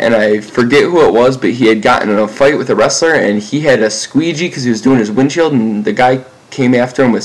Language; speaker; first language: English; native; English